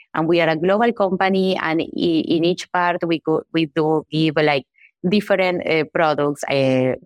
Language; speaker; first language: English; non-native, fluent; Spanish